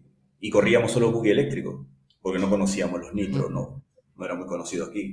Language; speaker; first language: Spanish; native; Spanish